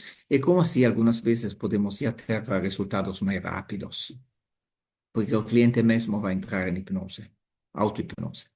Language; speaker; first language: Portuguese; non-native, learner; Italian